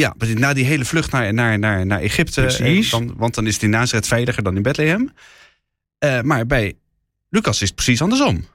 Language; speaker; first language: Dutch; native; Dutch